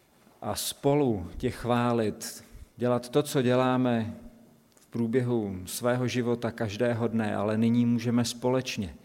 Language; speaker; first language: Czech; native; Czech